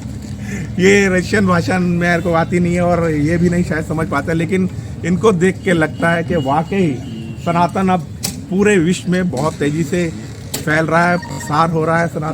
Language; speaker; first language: Hindi; native; Hindi